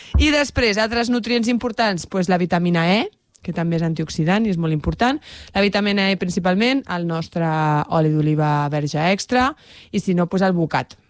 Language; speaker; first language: Catalan; non-native, local second language; Spanish